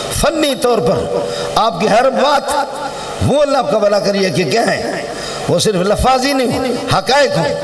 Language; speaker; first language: Urdu; non-native, local second language; Brahui